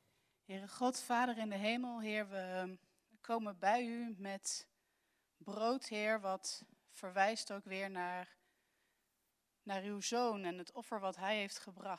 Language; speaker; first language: Dutch; native; Dutch